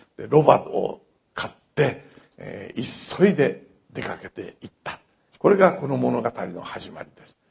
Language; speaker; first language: Japanese; native; Japanese